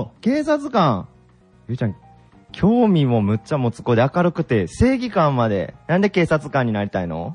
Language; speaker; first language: Japanese; native; Japanese